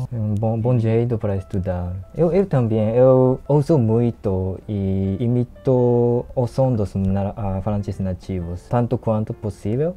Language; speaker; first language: Portuguese; non-native, learner; Japanese